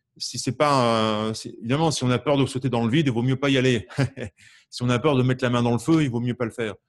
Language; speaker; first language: French; native; French